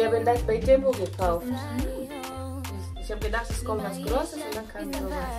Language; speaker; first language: German; non-native, learner; Swahili